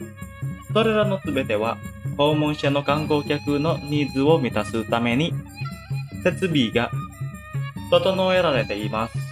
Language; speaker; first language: Japanese; non-native, fluent; Indonesian